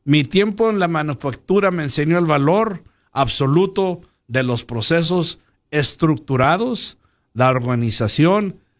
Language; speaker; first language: Spanish; early bilingual, heritage; Spanish